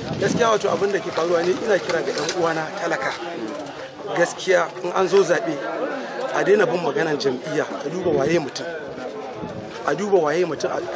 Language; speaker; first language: Hausa; native; Hausa